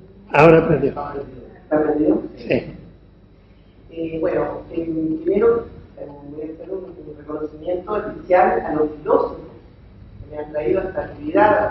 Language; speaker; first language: Spanish; native; Spanish